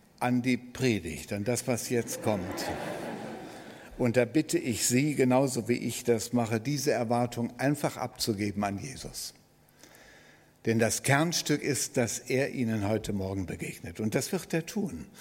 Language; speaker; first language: German; native; German